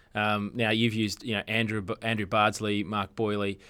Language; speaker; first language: English; native; English